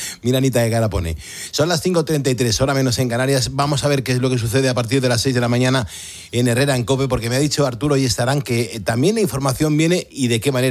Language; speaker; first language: Spanish; native; Spanish